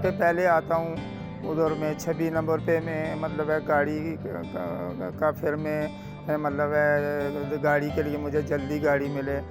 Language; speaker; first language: Urdu; non-native, local second language; Punjabi